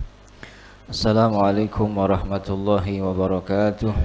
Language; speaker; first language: Indonesian; native; Indonesian